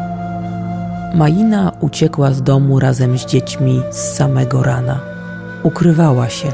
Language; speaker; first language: Polish; native; Polish